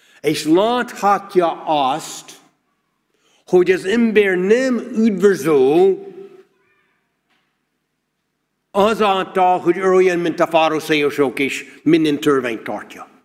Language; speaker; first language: Hungarian; non-native, learner; English